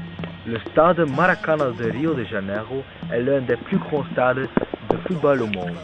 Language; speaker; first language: French; non-native, learner; Dutch